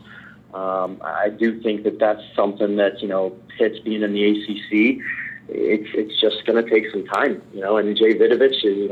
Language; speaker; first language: English; native; English